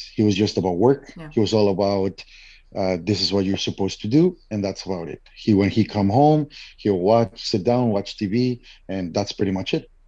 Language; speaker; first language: English; non-native, fluent; Spanish